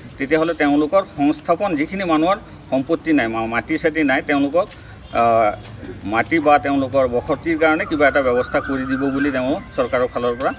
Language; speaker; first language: Assamese; non-native, local second language; Bangla